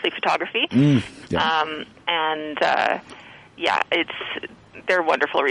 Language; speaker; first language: English; native; English